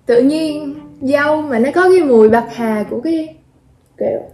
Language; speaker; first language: Vietnamese; early bilingual, heritage; Vietnamese